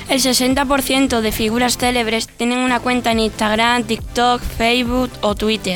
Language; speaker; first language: Spanish; native; Spanish